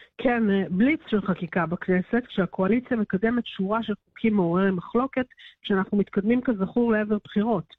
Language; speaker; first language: Hebrew; native; Hebrew